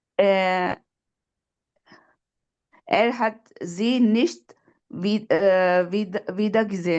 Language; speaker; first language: German; non-native, learner; Urdu